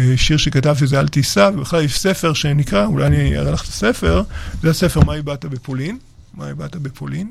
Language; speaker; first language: Hebrew; early bilingual, other home language; Spanish